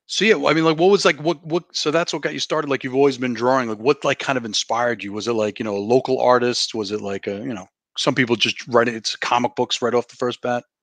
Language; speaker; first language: English; native; English